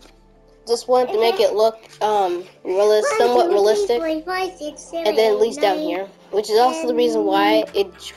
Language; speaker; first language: English; native; English